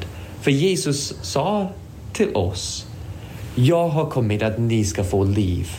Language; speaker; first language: Swedish; non-native, fluent; English